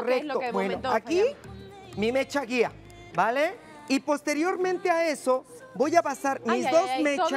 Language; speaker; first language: Spanish; native; Spanish